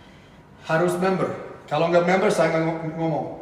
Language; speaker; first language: Indonesian; non-native, fluent; English